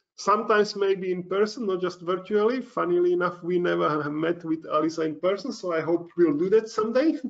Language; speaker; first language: English; non-native, fluent; Slovak